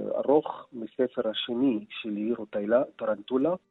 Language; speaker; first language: Hebrew; non-native, local second language; Arabic